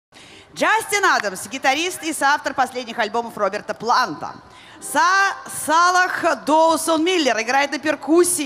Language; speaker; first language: Russian; native; Russian